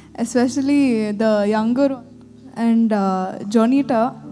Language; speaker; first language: English; early bilingual, other home language; Tamil